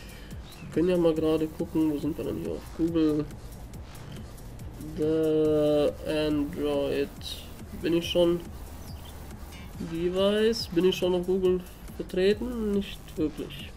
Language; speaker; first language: German; native; German